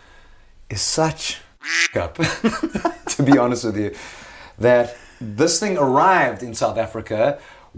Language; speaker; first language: English; native; English